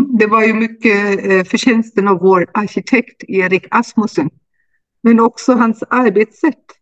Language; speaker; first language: Swedish; non-native, fluent; German